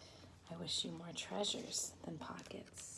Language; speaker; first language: English; native; English